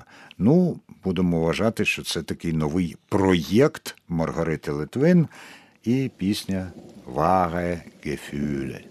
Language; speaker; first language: Ukrainian; native; Ukrainian